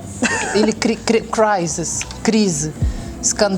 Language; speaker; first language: Russian; non-native, learner; Portuguese